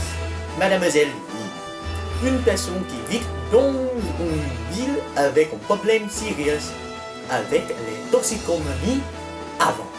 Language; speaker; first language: French; non-native, learner; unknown